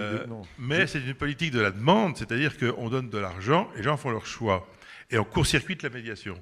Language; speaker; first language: French; native; French